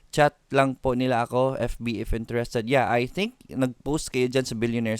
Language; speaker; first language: Filipino; native; Filipino